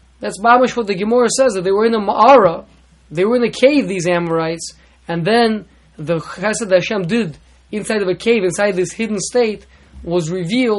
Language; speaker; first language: English; native; English